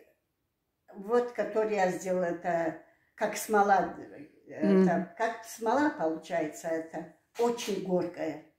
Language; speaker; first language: Russian; non-native, local second language; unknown